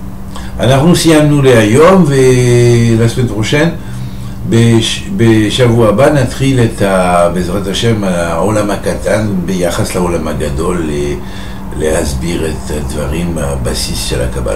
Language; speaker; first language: Hebrew; non-native, fluent; French